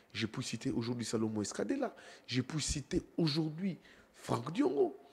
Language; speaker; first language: French; non-native, local second language; Lingala